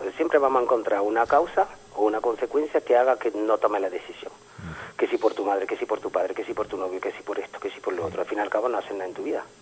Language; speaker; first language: Spanish; early bilingual, heritage; Spanish